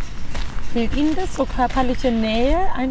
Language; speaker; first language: German; native; German